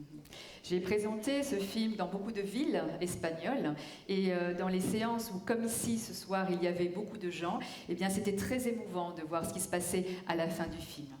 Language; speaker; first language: French; native; French